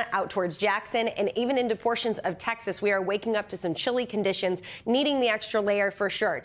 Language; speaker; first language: English; native; English